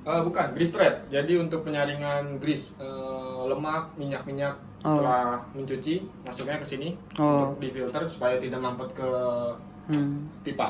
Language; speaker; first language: Indonesian; native; Indonesian